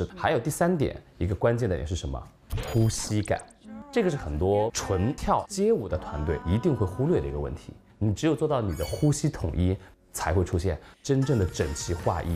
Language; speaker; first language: Chinese; native; Chinese